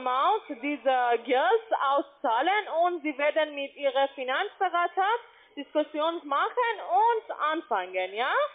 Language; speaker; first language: German; non-native, learner; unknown